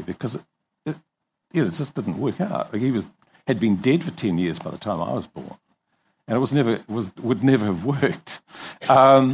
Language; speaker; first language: English; native; English